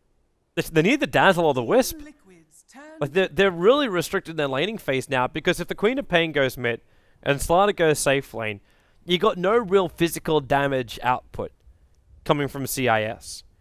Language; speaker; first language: English; native; English